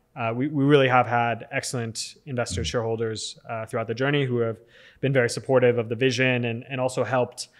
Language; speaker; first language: English; native; English